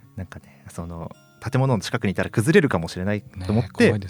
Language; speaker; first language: Japanese; native; Japanese